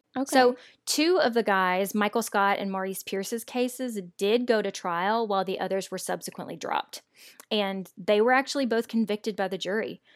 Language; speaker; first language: English; native; English